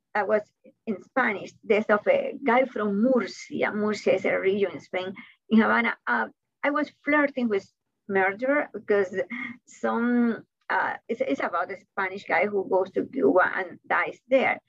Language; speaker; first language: English; non-native, fluent; Spanish